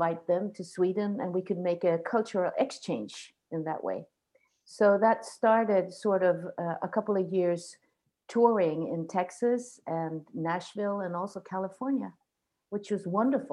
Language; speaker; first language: English; non-native, fluent; Swedish